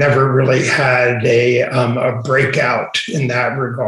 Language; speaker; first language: English; native; English